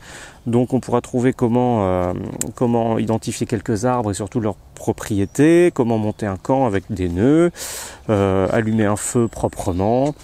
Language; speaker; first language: French; native; French